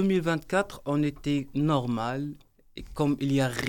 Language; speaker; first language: French; non-native, learner; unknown